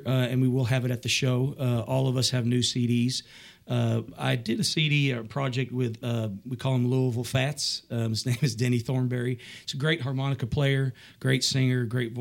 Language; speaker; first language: English; native; English